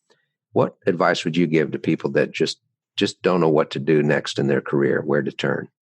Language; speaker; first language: English; native; English